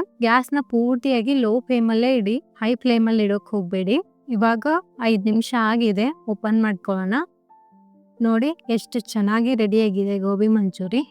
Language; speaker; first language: Kannada; native; Kannada